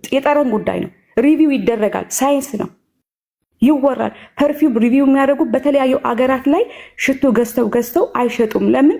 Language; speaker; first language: Amharic; native; Amharic